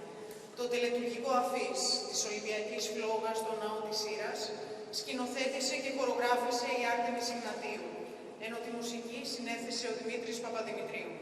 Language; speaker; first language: Greek; native; Greek